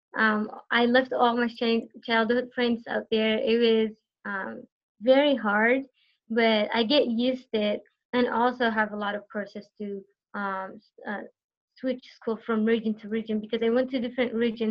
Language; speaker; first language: English; non-native, fluent; Tigrinya